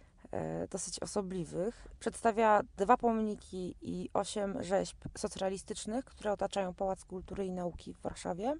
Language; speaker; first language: Polish; native; Polish